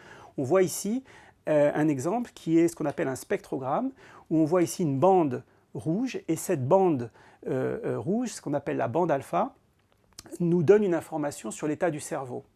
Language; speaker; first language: French; native; French